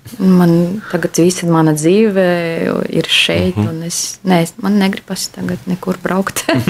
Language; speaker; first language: Latvian; non-native, local second language; Russian